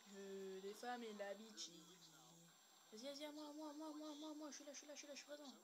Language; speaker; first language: French; native; French